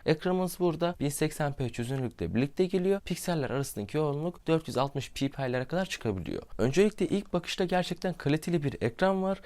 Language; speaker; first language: Turkish; native; Turkish